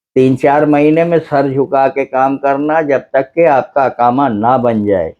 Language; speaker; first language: Hindi; native; Hindi